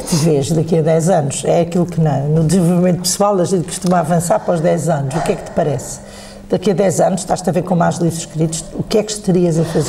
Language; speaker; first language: Portuguese; native; Portuguese